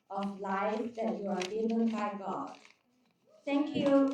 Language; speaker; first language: English; non-native, fluent; Chinese